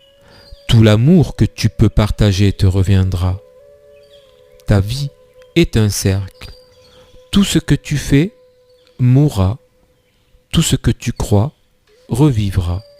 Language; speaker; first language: French; native; French